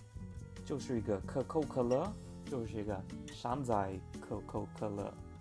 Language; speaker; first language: Chinese; non-native, fluent; English